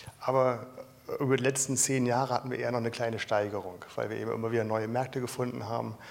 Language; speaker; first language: German; native; German